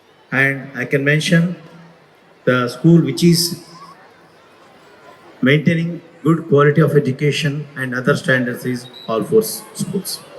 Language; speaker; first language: English; non-native, local second language; Telugu